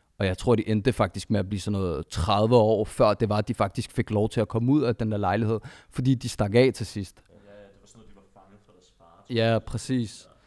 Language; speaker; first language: Danish; early bilingual, other home language; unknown